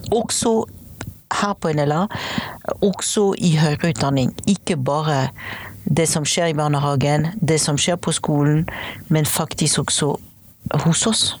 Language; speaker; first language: Norwegian; non-native, fluent; French